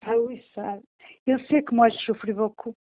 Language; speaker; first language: French; non-native, learner; Portuguese